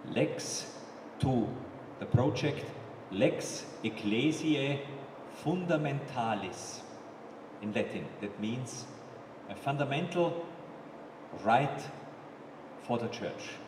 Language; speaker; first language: English; non-native, fluent; German